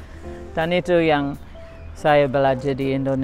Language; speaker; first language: Indonesian; non-native, fluent; English